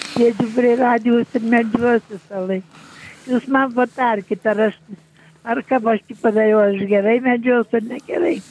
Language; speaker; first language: Lithuanian; native; Lithuanian